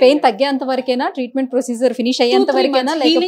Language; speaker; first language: Telugu; native; Telugu